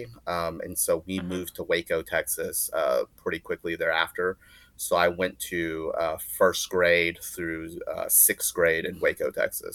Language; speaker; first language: English; early bilingual, other home language; Chinese